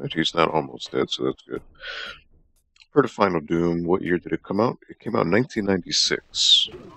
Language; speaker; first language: English; native; English